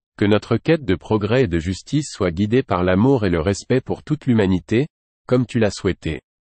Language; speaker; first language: French; non-native, local second language; Haitian Creole